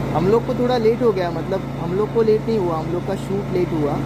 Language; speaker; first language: Hindi; non-native, local second language; Marathi